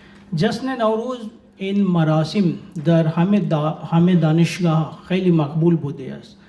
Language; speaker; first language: Persian; non-native, learner; Urdu